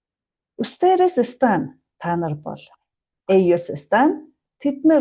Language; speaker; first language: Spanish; non-native, fluent; Mongolian